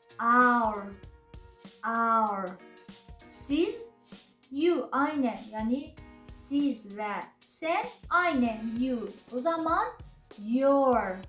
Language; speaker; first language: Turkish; non-native, learner; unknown